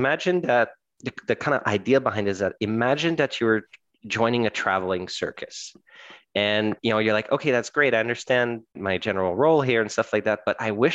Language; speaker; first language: English; early bilingual, other home language; French